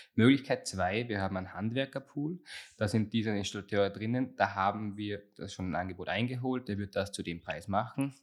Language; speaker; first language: German; native; German